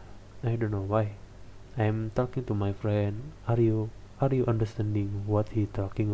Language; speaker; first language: English; non-native, learner; Indonesian